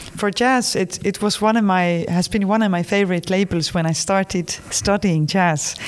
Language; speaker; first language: English; non-native, fluent; Estonian